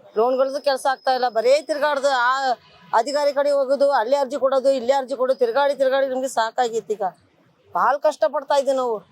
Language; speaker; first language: Kannada; non-native, local second language; Marathi